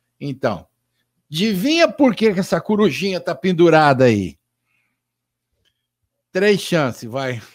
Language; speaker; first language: Portuguese; native; Portuguese